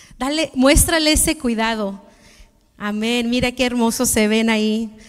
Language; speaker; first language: Spanish; early bilingual, heritage; Spanish